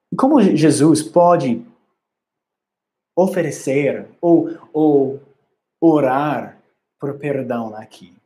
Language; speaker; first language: Portuguese; non-native, learner; English